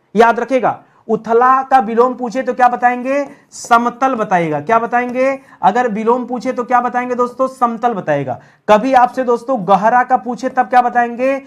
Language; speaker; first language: Hindi; native; Hindi